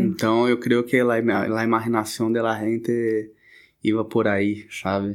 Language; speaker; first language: Portuguese; native; Portuguese